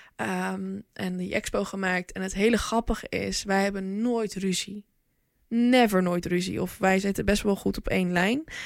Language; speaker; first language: Dutch; early bilingual, other home language; Bosnian